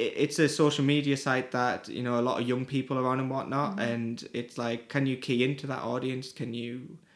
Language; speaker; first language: English; native; English